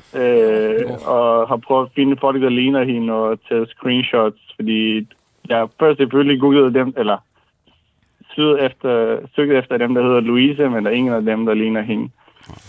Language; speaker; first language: Danish; non-native, fluent; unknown